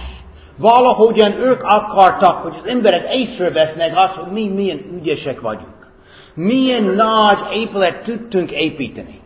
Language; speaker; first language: Hungarian; non-native, fluent; English